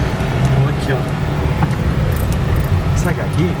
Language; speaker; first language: Portuguese; native; Portuguese